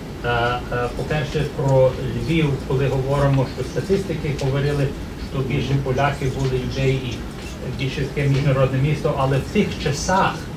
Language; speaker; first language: Ukrainian; early bilingual, heritage; Ukrainian